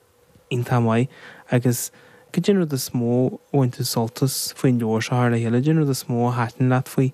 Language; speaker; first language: Irish; native; Irish